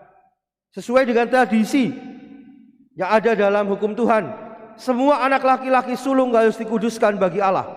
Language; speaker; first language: Indonesian; non-native, local second language; Javanese